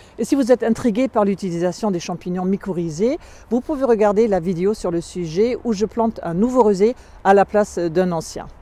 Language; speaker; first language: French; non-native, fluent; German